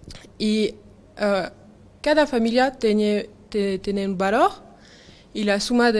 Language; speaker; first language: Spanish; non-native, learner; French